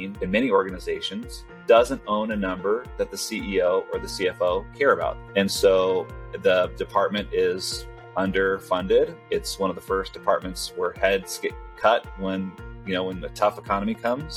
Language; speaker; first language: English; early bilingual, other home language; Spanish